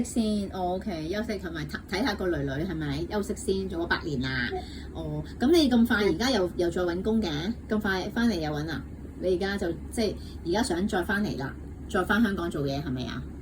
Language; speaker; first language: Cantonese; native; Cantonese